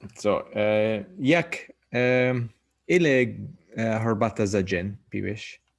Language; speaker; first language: Polish; non-native, learner; English